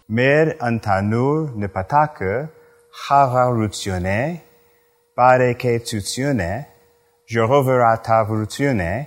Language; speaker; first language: Armenian; non-native, learner; English